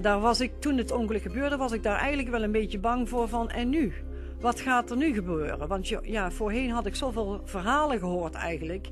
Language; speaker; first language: Dutch; native; Dutch